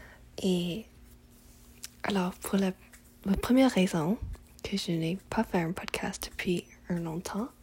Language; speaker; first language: French; non-native, learner; English